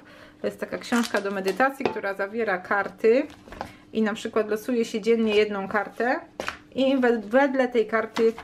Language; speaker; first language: Polish; native; Polish